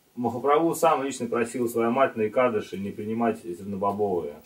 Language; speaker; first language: Russian; native; Russian